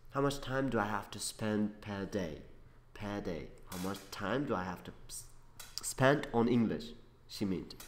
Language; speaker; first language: English; non-native, learner; Uzbek